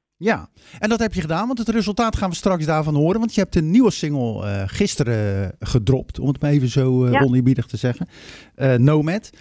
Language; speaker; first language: Dutch; native; Dutch